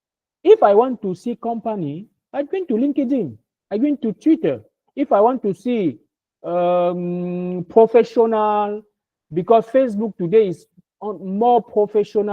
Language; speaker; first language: English; non-native, learner; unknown